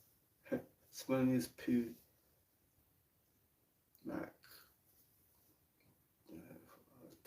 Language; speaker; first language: English; native; English